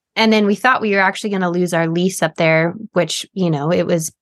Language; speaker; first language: English; native; English